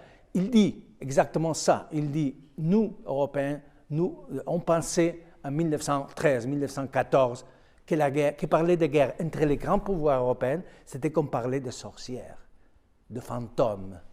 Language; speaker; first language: French; non-native, fluent; Spanish